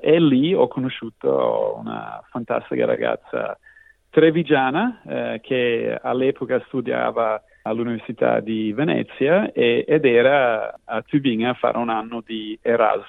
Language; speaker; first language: Italian; non-native, fluent; English